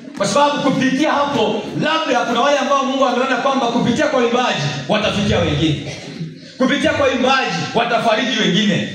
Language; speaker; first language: Swahili; non-native, local second language; Gusii